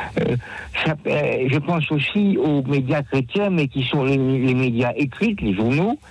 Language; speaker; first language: French; native; French